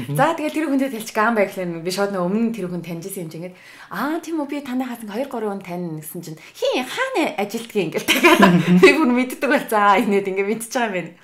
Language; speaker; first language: Mongolian; native; Mongolian